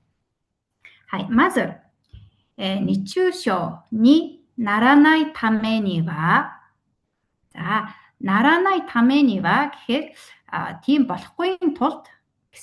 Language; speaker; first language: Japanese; non-native, fluent; Mongolian